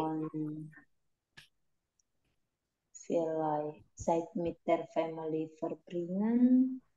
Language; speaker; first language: German; non-native, learner; Indonesian